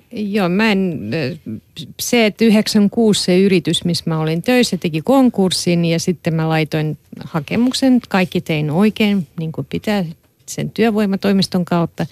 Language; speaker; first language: Finnish; non-native, fluent; Russian